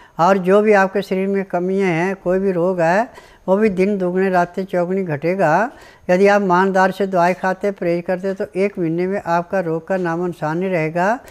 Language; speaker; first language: Hindi; native; Hindi